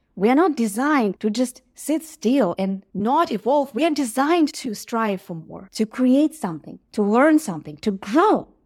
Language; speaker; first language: English; non-native, fluent; Ukrainian